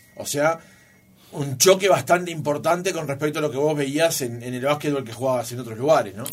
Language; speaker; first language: Spanish; native; Spanish